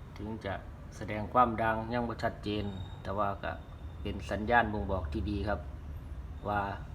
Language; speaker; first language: Thai; non-native, local second language; Northeastern Thai